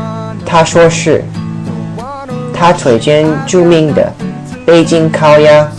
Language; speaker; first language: Chinese; non-native, learner; English